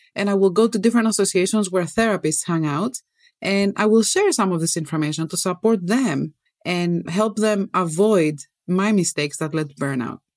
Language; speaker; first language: English; non-native, fluent; Greek